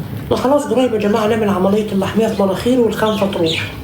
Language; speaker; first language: Arabic; native; Arabic